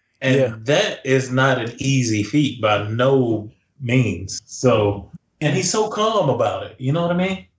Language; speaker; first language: English; native; English